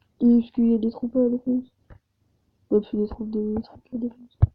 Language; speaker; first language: French; native; French